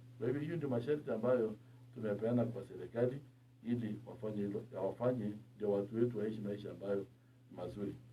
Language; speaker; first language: Swahili; non-native, local second language; Turkmen